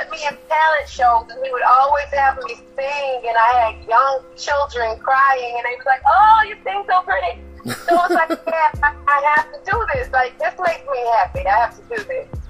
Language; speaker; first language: English; native; English